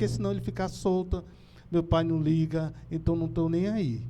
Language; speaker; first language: Portuguese; native; Portuguese